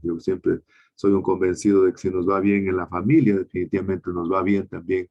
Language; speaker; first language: Spanish; native; Spanish